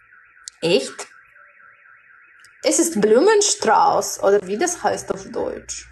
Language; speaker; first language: German; non-native, learner; Russian